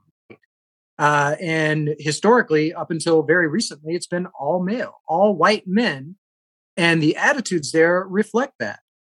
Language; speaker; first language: English; native; English